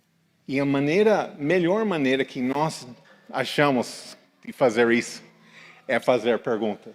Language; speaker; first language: Portuguese; non-native, fluent; English